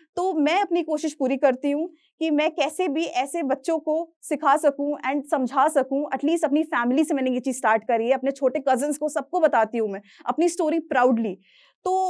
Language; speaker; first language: Hindi; native; Hindi